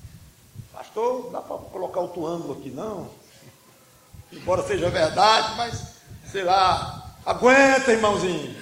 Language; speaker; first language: Portuguese; native; Portuguese